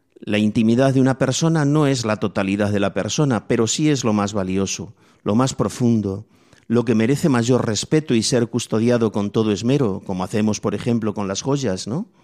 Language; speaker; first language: Spanish; native; Spanish